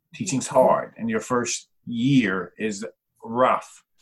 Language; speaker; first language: English; native; English